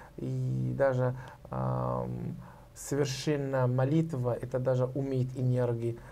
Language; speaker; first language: Russian; non-native, learner; Arabic